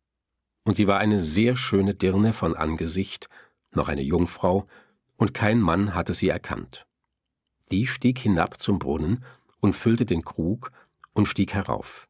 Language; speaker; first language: German; native; German